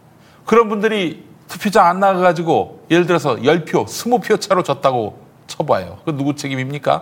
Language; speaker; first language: Korean; native; Korean